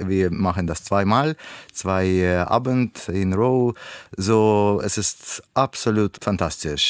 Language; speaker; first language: German; non-native, learner; Russian